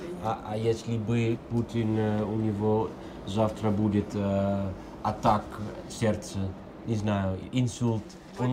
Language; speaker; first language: Russian; non-native, fluent; Dutch